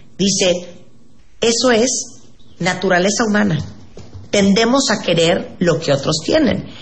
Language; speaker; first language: Spanish; native; Spanish